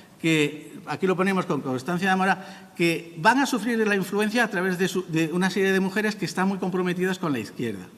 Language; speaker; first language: Spanish; native; Spanish